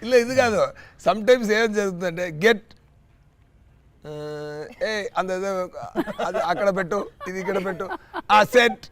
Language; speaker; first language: Telugu; non-native, fluent; Tamil